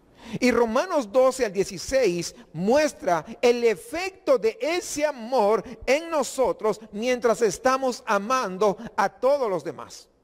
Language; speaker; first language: Spanish; native; Spanish